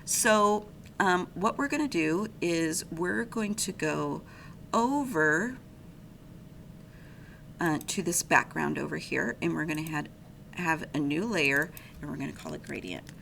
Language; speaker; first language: English; native; English